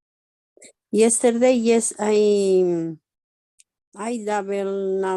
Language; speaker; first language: English; non-native, learner; Spanish